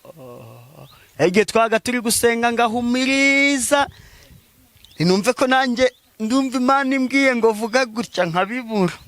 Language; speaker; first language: Kinyarwanda; native; Kinyarwanda